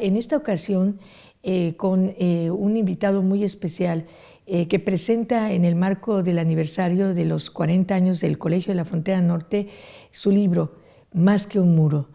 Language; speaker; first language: Spanish; native; Spanish